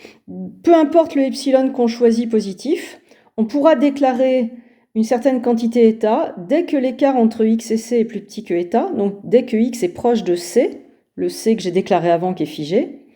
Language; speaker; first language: French; native; French